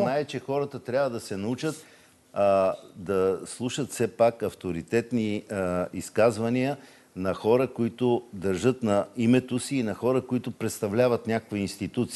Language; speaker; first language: Bulgarian; native; Bulgarian